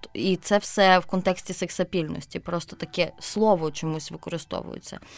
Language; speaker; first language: Ukrainian; native; Ukrainian